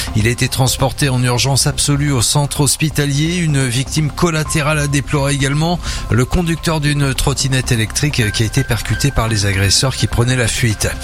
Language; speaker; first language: French; native; French